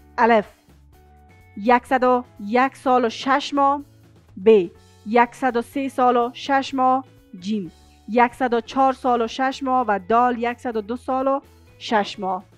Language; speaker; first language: Persian; native; Persian